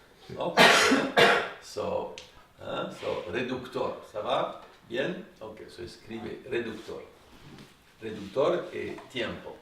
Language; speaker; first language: Spanish; non-native, fluent; French